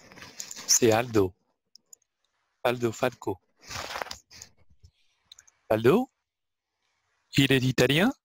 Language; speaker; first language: French; non-native, fluent; Albanian